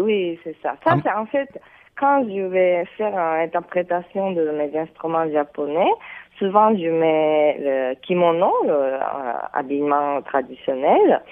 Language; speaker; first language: French; non-native, fluent; Japanese